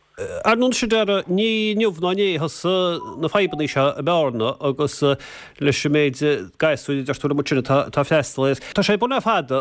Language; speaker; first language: Irish; native; Irish